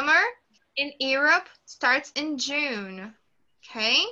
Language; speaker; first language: English; non-native, fluent; Portuguese